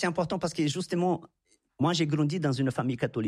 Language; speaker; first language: French; non-native, fluent; Portuguese